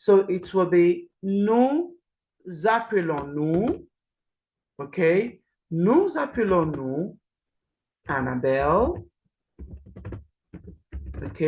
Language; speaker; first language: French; non-native, learner; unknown